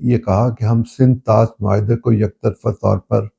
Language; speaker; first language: Urdu; non-native, local second language; Punjabi